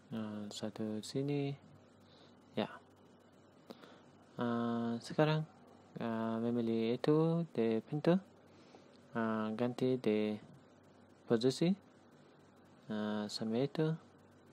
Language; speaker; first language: Indonesian; non-native, learner; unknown